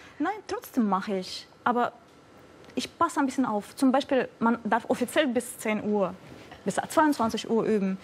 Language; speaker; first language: German; non-native, fluent; Russian